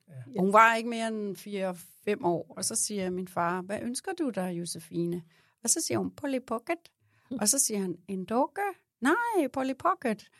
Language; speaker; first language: Danish; native; Danish